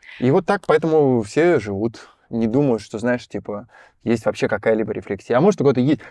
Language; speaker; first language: Russian; native; Russian